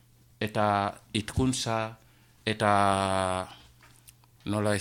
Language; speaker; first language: Basque; non-native, learner; Wolof